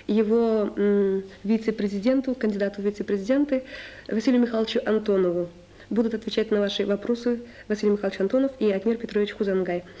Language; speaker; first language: Russian; native; Russian